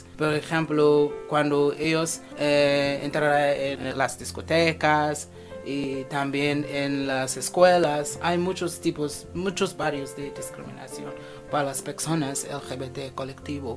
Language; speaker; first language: Spanish; non-native, fluent; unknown